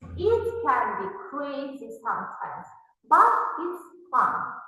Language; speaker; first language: English; non-native, fluent; Kazakh